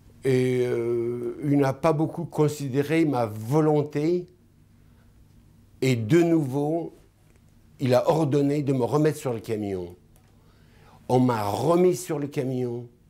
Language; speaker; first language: French; non-native, fluent; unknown